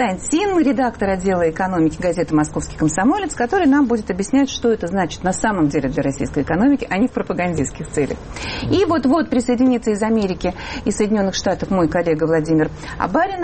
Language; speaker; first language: Russian; native; Russian